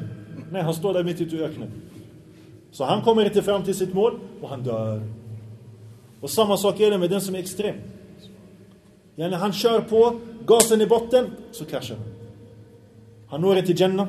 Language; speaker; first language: Swedish; early bilingual, other home language; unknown